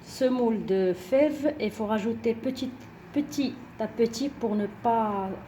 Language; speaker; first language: French; non-native, local second language; Arabic